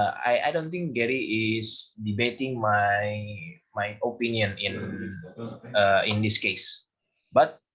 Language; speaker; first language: English; non-native, learner; Indonesian